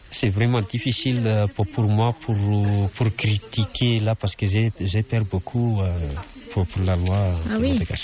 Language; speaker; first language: French; non-native, local second language; Malagasy